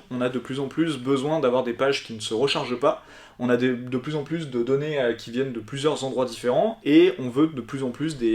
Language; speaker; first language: French; native; French